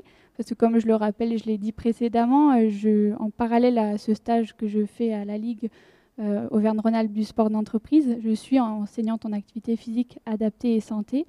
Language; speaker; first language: French; native; French